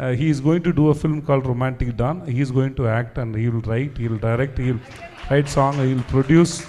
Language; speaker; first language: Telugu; non-native, learner; Tamil